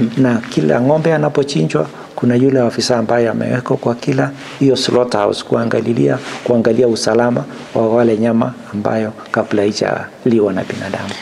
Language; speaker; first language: Swahili; non-native, local second language; Gusii